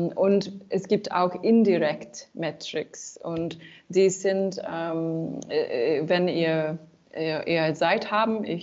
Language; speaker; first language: German; non-native, learner; English